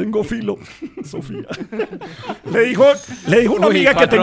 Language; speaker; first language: Spanish; native; Spanish